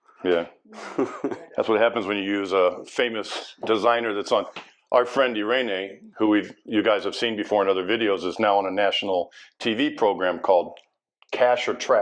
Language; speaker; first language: English; native; English